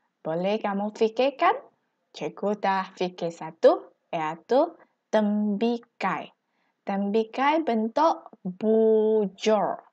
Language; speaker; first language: Malay; non-native, local second language; Chinese